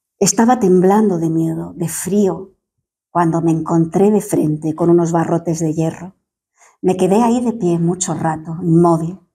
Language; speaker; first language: Spanish; non-native, fluent; English